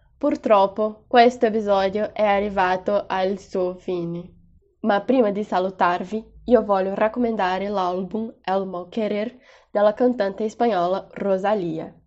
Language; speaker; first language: Italian; non-native, learner; Portuguese